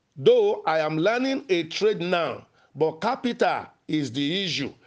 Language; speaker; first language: English; non-native, local second language; Yoruba